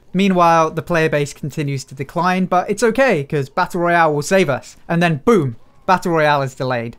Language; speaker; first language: English; native; English